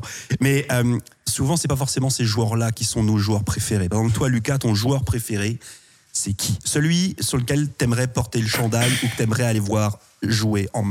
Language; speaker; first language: French; native; French